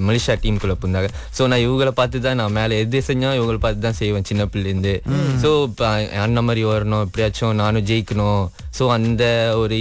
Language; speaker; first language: Tamil; early bilingual, heritage; Tamil